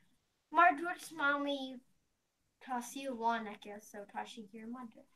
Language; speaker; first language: Irish; non-native, learner; English